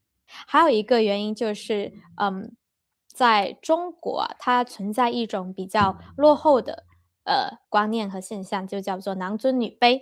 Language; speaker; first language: Chinese; native; Chinese